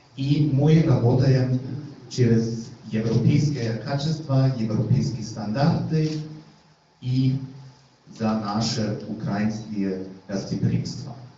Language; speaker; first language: Russian; non-native, learner; German